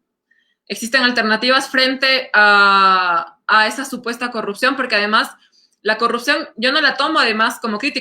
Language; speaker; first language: Spanish; native; Spanish